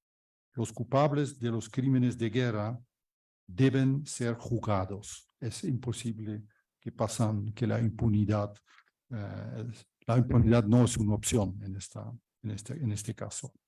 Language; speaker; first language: Spanish; non-native, fluent; Dutch